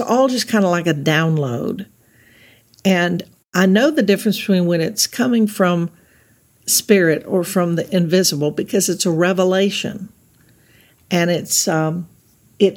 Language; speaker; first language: English; native; English